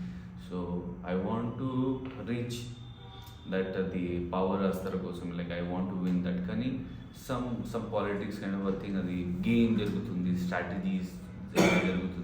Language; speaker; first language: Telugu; non-native, learner; Hindi